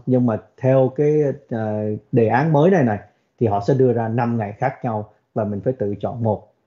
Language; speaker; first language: Vietnamese; early bilingual, other home language; English